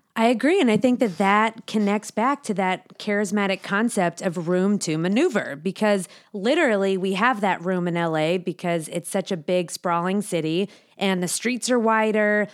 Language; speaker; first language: English; native; English